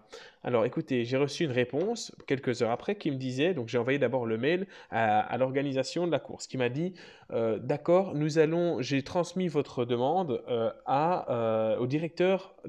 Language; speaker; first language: French; native; French